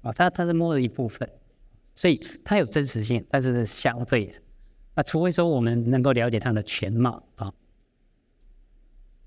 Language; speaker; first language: Chinese; native; Chinese